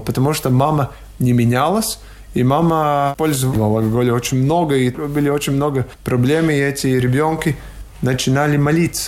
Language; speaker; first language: Russian; non-native, local second language; Latvian